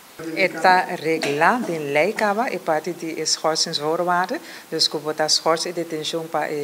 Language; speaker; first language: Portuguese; non-native, learner; Papiamento